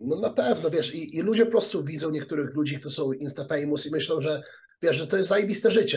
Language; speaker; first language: Polish; early bilingual, heritage; Polish